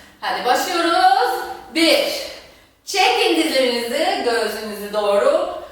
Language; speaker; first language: Turkish; non-native, fluent; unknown